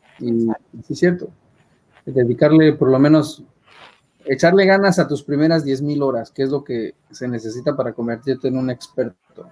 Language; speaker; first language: Spanish; native; Spanish